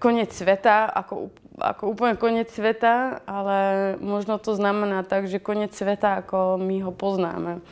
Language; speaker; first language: Slovak; non-native, fluent; Dutch